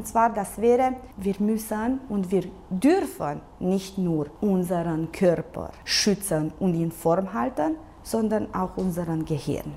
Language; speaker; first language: German; non-native, local second language; Romanian